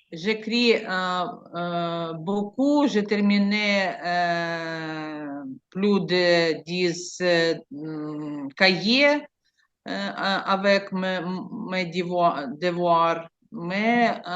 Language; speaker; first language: French; non-native, learner; Ukrainian